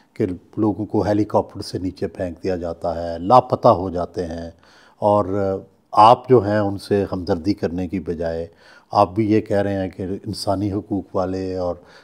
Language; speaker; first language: Urdu; non-native, local second language; Punjabi